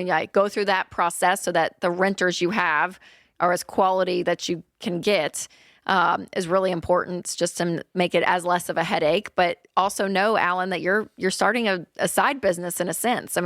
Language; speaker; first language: English; native; English